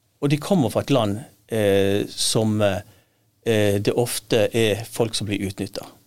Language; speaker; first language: Norwegian; native; Norwegian